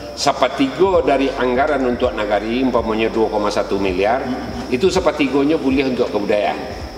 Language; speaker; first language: Malay; non-native, local second language; Minangkabau